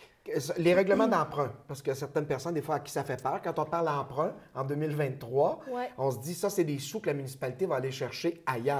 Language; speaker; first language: French; native; French